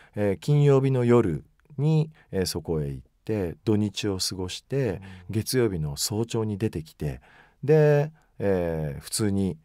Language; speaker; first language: Japanese; native; Japanese